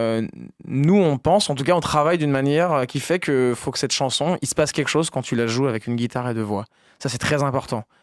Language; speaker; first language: French; native; French